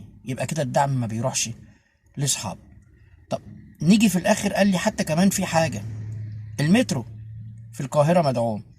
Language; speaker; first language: Arabic; native; Arabic